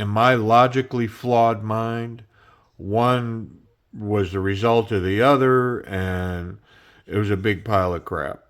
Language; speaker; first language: English; native; English